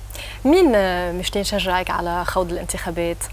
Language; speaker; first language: Arabic; native; Arabic